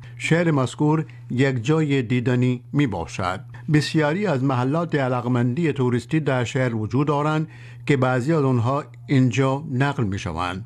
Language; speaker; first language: Persian; non-native, fluent; Urdu